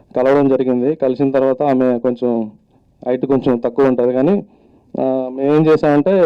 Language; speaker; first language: Telugu; native; Telugu